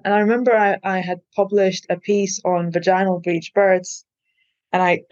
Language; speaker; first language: English; non-native, fluent; Maltese